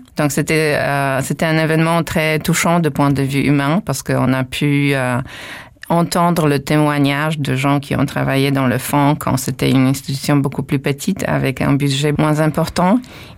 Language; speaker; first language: French; non-native, fluent; Polish